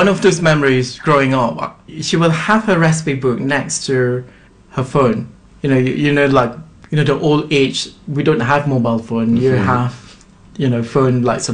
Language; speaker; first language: English; non-native, local second language; Malay